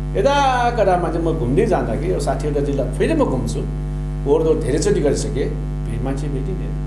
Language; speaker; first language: Nepali; non-native, local second language; Limburgish